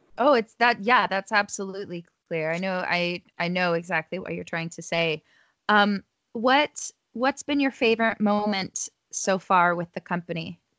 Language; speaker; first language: English; native; English